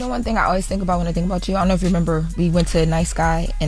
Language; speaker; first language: English; native; English